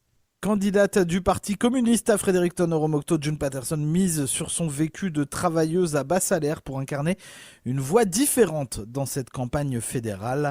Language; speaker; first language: French; native; French